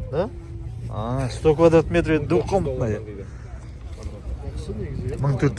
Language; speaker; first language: Russian; non-native, local second language; Kazakh